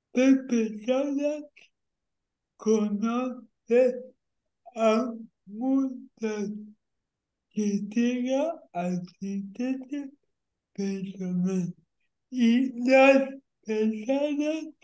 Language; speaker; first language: Spanish; native; Spanish